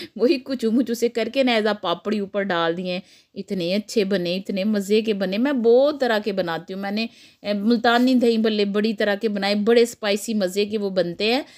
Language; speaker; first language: Urdu; non-native, local second language; Punjabi